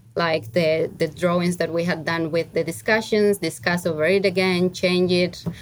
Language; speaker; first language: English; non-native, fluent; Spanish